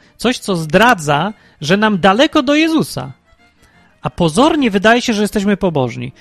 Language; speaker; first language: Polish; early bilingual, heritage; Polish